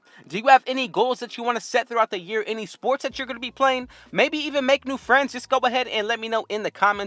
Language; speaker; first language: English; native; English